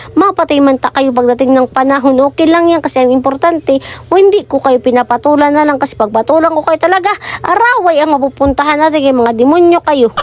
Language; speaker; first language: Filipino; non-native, local second language; Waray